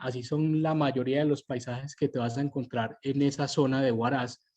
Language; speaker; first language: Spanish; native; Spanish